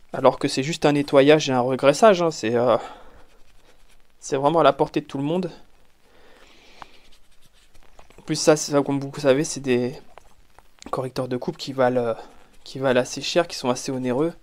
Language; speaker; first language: French; native; French